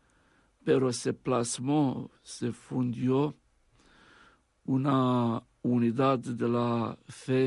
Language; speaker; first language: Spanish; non-native, fluent; Romanian